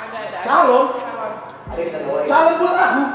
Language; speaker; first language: Indonesian; native; Indonesian